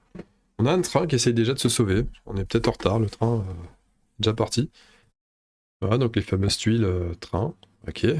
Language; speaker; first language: French; native; French